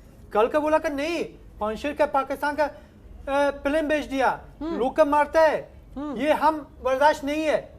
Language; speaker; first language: Hindi; non-native, learner; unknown